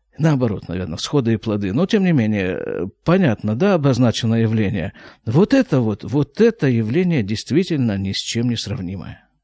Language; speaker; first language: Russian; native; Russian